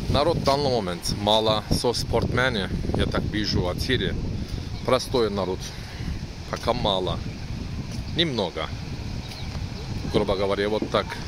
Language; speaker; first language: Russian; non-native, learner; Turkish